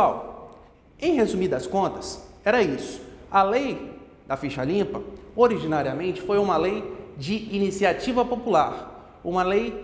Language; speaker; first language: Portuguese; native; Portuguese